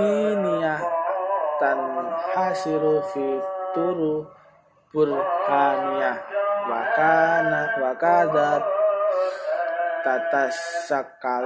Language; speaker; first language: Arabic; non-native, learner; Indonesian